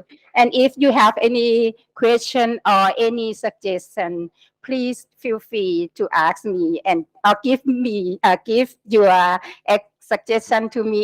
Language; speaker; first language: English; non-native, learner; Thai